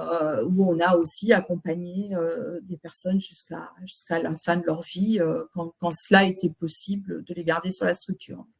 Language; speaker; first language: French; native; French